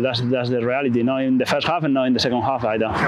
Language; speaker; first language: English; non-native, fluent; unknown